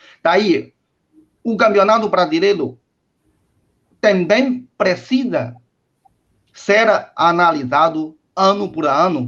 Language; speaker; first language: Portuguese; non-native, fluent; Chinese